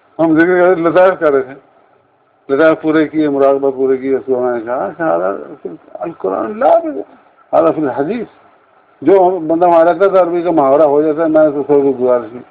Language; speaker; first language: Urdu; non-native, local second language; Punjabi